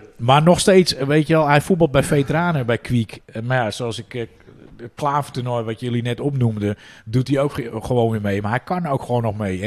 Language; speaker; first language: Dutch; native; Dutch